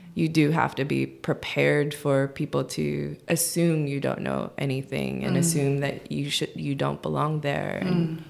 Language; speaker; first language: English; early bilingual, other home language; Korean